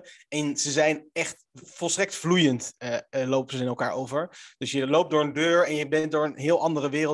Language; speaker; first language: Dutch; native; Dutch